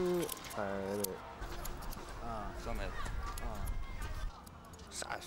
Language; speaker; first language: Chinese; native; Chinese